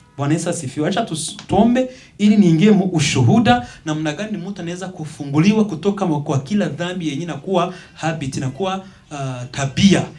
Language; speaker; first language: Swahili; non-native, local second language; Kinyarwanda